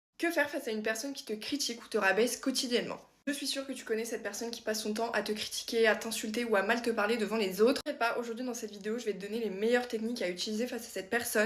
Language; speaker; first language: French; native; French